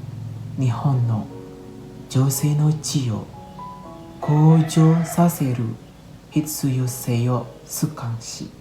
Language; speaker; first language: Japanese; non-native, learner; Indonesian